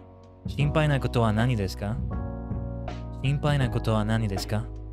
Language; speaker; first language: Japanese; non-native, learner; English